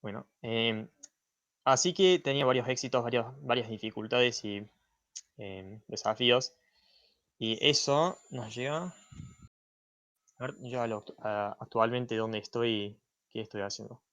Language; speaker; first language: Spanish; non-native, fluent; English